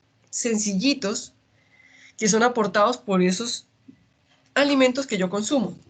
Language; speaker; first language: Spanish; native; Spanish